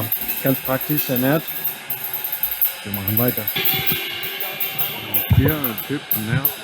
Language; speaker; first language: German; non-native, fluent; Spanish